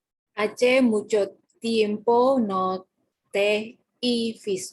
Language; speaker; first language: Spanish; non-native, learner; Indonesian